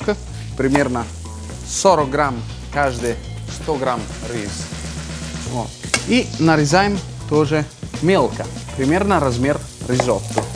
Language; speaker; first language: Russian; non-native, fluent; Italian